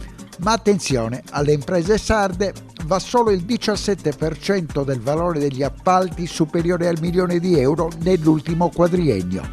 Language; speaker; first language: Italian; native; Italian